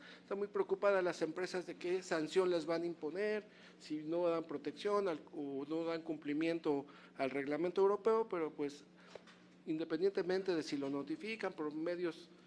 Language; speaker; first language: Spanish; native; Spanish